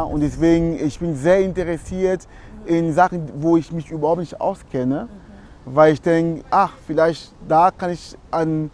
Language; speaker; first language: German; non-native, fluent; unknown